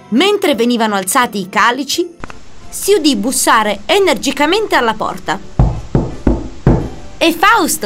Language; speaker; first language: Italian; native; Italian